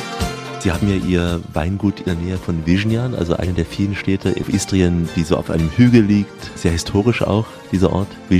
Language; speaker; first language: German; native; German